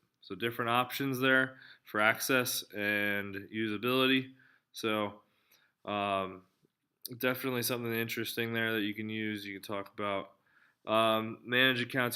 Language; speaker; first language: English; native; English